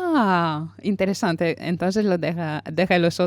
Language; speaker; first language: Spanish; non-native, fluent; French